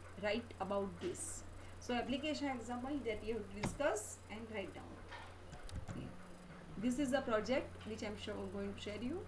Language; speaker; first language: English; non-native, local second language; Gujarati